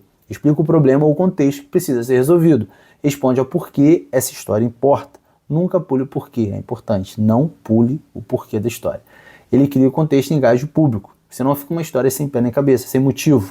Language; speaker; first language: Portuguese; native; Portuguese